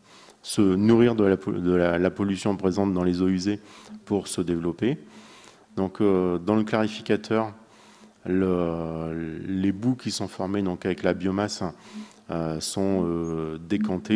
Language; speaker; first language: French; native; French